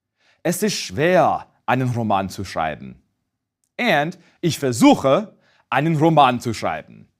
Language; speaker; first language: German; non-native, fluent; English